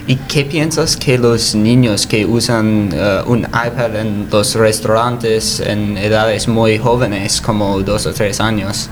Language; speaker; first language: Spanish; non-native, fluent; English